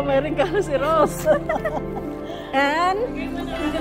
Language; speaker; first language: Filipino; native; Filipino